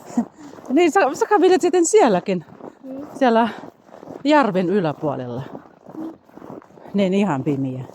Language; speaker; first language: Finnish; non-native, learner; Bikol